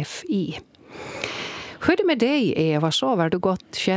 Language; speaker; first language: Swedish; native; Swedish